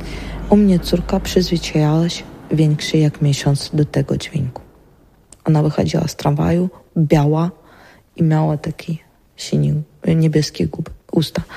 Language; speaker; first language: Polish; non-native, learner; Ukrainian